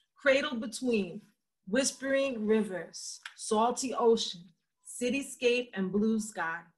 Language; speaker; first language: English; early bilingual, other home language; Spanish